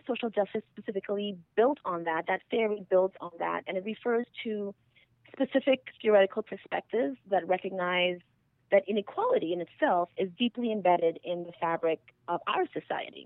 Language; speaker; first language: English; native; English